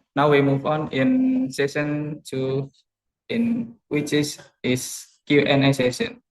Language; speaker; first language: English; non-native, learner; Indonesian